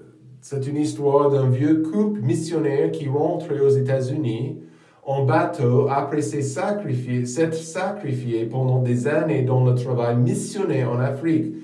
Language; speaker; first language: French; non-native, fluent; English